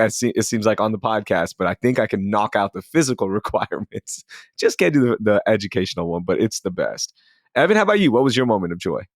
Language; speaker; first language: English; native; English